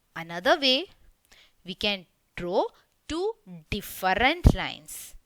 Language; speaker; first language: English; non-native, local second language; Malayalam